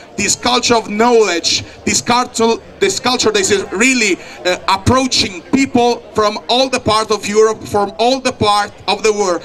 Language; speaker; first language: English; non-native, fluent; Italian